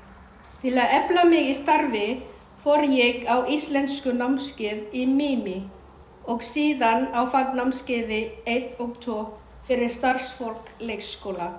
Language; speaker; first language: Icelandic; non-native, fluent; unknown